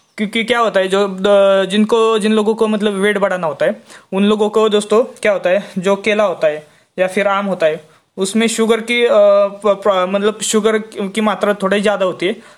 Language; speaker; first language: Hindi; non-native, local second language; Marathi